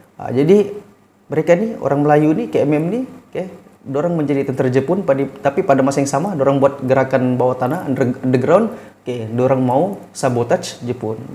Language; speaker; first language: Malay; native; Malay